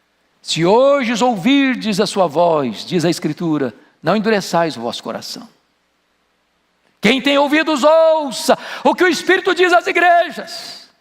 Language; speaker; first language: Portuguese; native; Portuguese